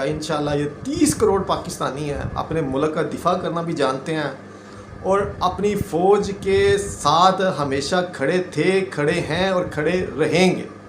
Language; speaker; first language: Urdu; non-native, local second language; Punjabi